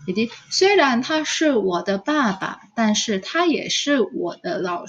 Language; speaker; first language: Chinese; non-native, fluent; Indonesian